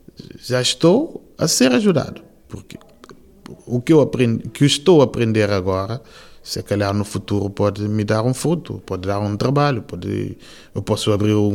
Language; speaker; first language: Portuguese; non-native, local second language; Kabuverdianu